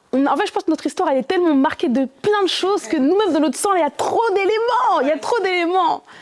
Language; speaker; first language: French; early bilingual, other home language; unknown